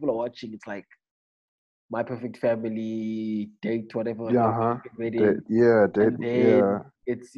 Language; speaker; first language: English; non-native, local second language; Xhosa